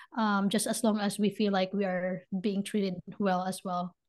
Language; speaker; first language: English; non-native, local second language; Filipino